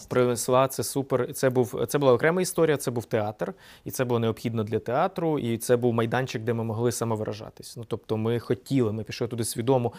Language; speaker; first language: Ukrainian; non-native, local second language; Russian